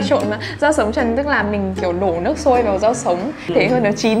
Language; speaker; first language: Vietnamese; native; Vietnamese